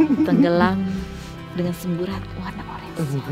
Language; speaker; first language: Indonesian; native; Indonesian